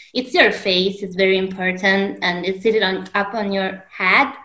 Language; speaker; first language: English; non-native, fluent; Italian